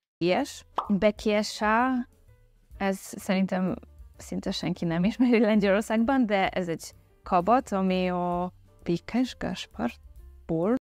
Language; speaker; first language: Hungarian; non-native, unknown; Polish